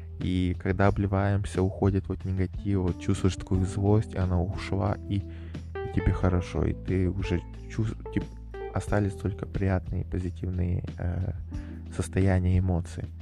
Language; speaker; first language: Russian; native; Russian